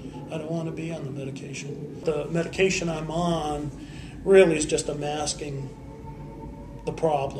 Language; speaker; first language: English; native; English